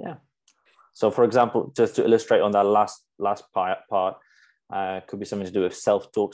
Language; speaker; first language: English; non-native, fluent; Polish